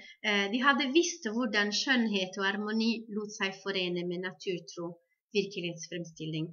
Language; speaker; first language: Norwegian; non-native, fluent; Italian